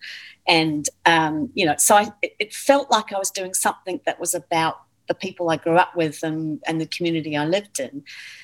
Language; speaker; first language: English; native; English